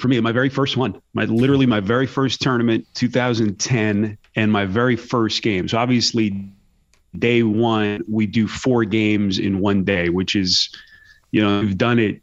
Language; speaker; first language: English; native; English